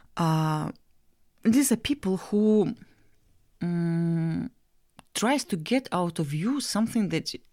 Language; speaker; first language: English; non-native, fluent; Russian